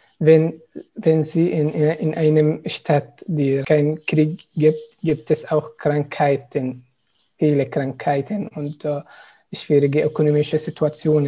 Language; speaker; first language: German; non-native, learner; Arabic